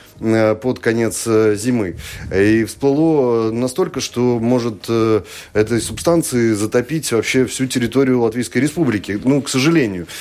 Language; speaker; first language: Russian; native; Russian